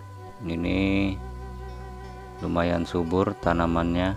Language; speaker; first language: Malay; non-native, local second language; Sundanese